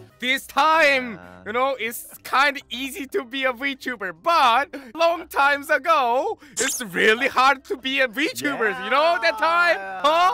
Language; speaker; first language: English; non-native, learner; Korean